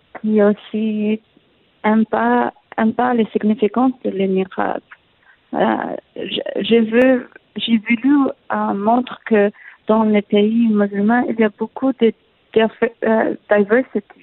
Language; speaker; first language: French; non-native, learner; Arabic